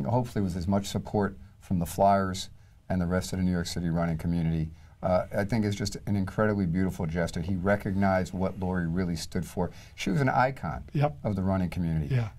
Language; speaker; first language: English; native; English